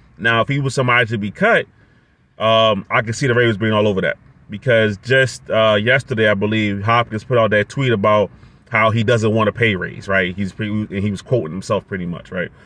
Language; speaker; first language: English; native; English